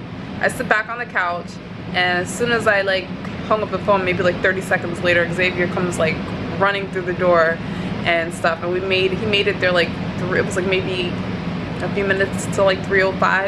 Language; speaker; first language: English; native; English